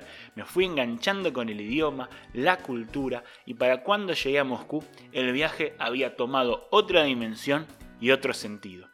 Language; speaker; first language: Spanish; native; Spanish